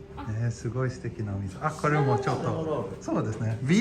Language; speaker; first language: Japanese; non-native, fluent; Swedish